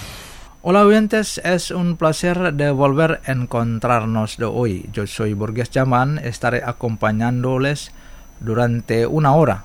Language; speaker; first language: Spanish; non-native, fluent; Indonesian